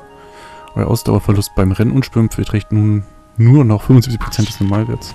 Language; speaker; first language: German; native; German